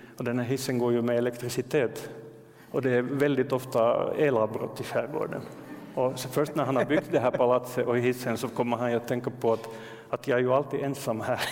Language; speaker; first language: Swedish; native; Swedish